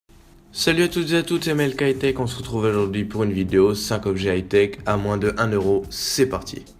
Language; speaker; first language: French; native; French